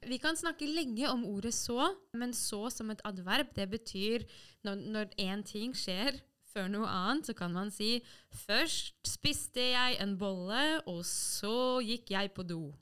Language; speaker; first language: Norwegian; native; Norwegian